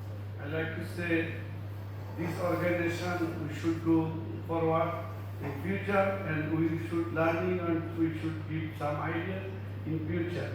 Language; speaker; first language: English; non-native, learner; Bangla